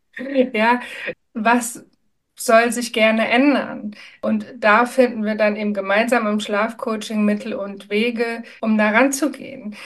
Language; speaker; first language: German; native; German